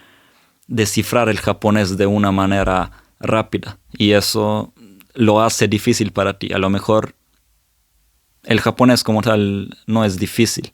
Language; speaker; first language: Spanish; non-native, fluent; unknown